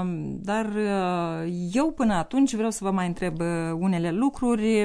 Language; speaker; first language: Romanian; native; Romanian